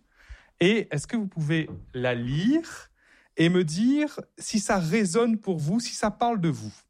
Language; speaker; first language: French; native; French